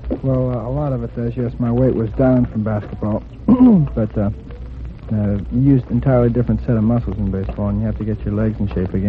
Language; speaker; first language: English; native; English